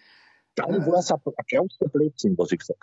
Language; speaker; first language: German; native; German